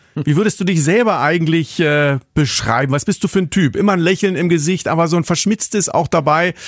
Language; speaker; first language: German; native; German